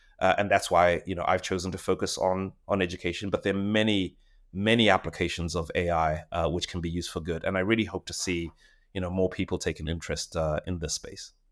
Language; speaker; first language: English; non-native, local second language; Shona